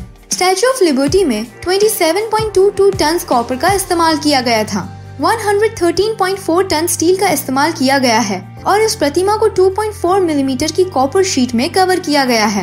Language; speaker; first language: Hindi; native; Hindi